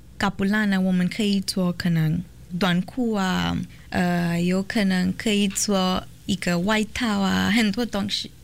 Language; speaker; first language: Chinese; non-native, learner; Portuguese